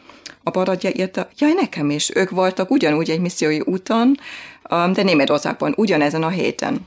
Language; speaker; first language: Hungarian; non-native, fluent; German